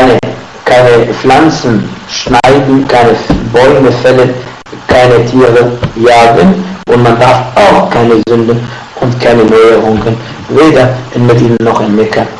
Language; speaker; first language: German; non-native, fluent; Arabic